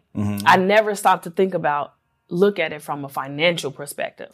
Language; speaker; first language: English; native; English